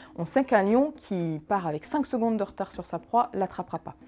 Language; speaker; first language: French; native; French